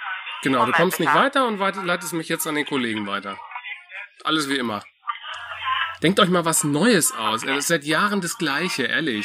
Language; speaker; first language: German; native; German